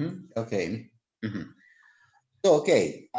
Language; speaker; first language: English; non-native, learner; Russian